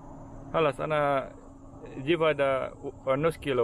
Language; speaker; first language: Arabic; non-native, learner; Indonesian